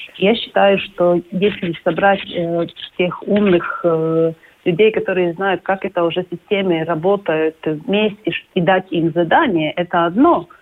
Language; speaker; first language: Russian; non-native, local second language; Latvian